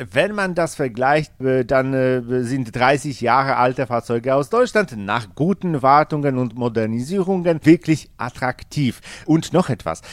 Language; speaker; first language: German; non-native, fluent; Polish